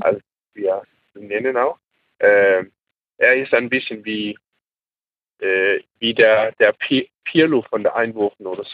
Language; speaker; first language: German; non-native, learner; Danish